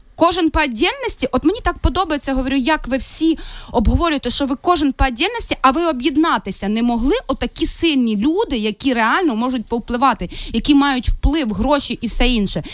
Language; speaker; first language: Ukrainian; non-native, local second language; Russian